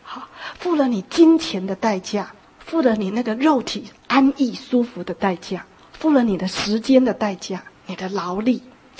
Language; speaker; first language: Chinese; native; Chinese